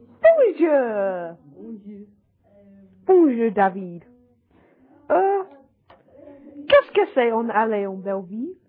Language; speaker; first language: French; non-native, learner; English